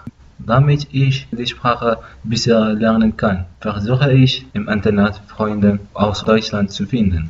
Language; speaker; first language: German; non-native, learner; Arabic